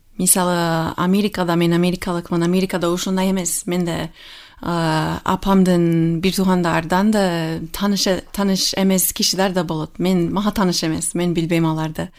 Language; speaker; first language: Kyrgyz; non-native, fluent; English